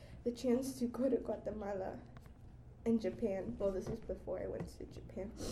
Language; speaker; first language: English; early bilingual, other home language; Spanish